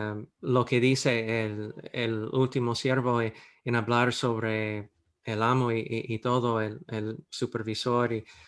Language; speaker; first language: Spanish; non-native, fluent; English